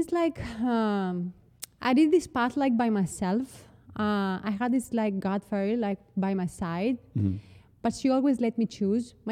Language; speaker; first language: English; non-native, fluent; Greek